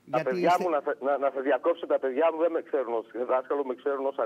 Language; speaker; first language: Greek; native; Greek